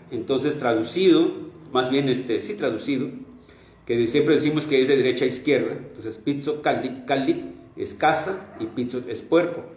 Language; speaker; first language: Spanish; non-native, local second language; Nahuatl languages